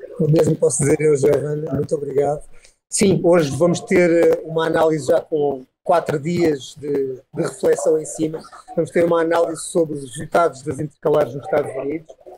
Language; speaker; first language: Portuguese; native; Portuguese